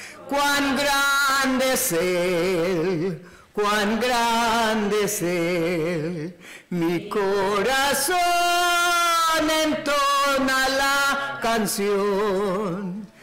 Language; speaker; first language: Spanish; native; Spanish